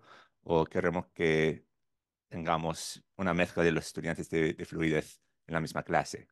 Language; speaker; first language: Spanish; non-native, fluent; English